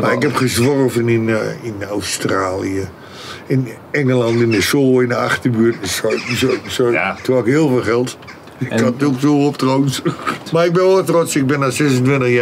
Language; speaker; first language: Dutch; native; Dutch